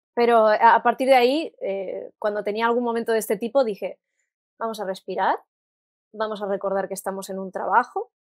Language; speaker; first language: Spanish; native; Spanish